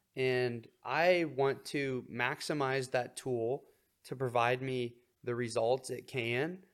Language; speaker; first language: English; native; English